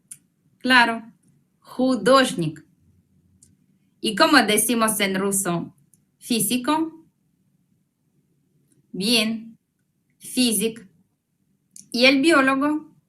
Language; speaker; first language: Spanish; non-native, fluent; Russian